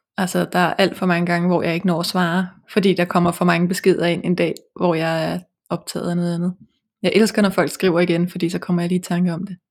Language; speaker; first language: Danish; native; Danish